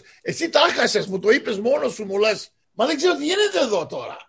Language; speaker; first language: Greek; early bilingual, heritage; Greek